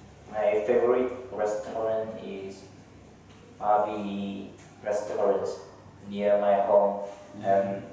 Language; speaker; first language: English; non-native, learner; Vietnamese